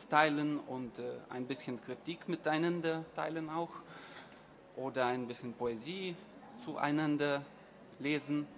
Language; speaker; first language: German; non-native, learner; Lithuanian